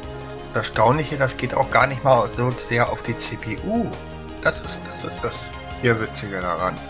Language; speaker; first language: German; native; German